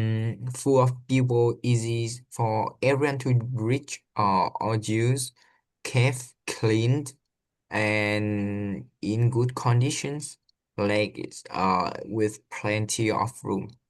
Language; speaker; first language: English; non-native, learner; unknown